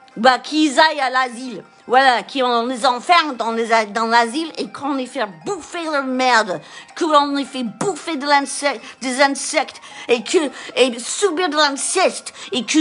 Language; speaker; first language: French; non-native, fluent; English